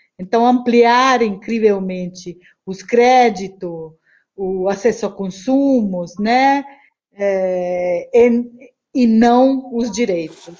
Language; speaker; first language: Portuguese; non-native, fluent; Italian